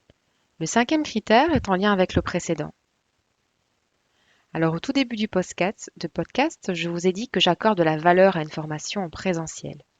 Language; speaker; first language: French; native; French